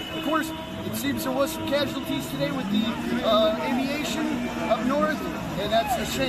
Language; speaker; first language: English; native; English